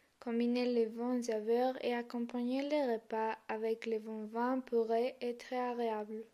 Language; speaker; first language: French; non-native, learner; Spanish